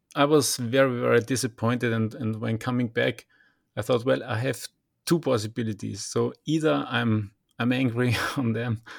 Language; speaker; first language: English; non-native, fluent; German